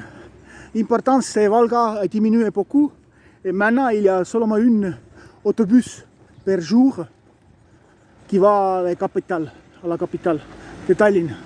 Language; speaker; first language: French; non-native, learner; Estonian